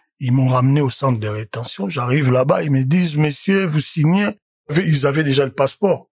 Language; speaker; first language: French; non-native, local second language; Lingala